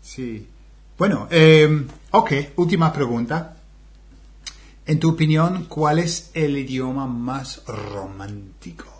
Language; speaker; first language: Spanish; non-native, fluent; English